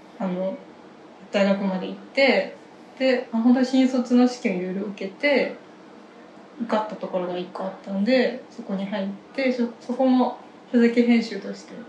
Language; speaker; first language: Japanese; native; Japanese